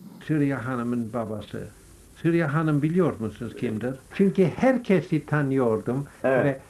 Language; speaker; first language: Turkish; non-native, fluent; English